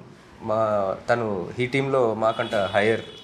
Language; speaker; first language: Telugu; native; Telugu